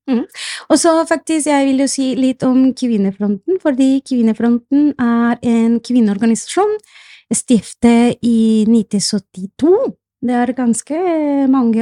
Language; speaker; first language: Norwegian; non-native, fluent; Spanish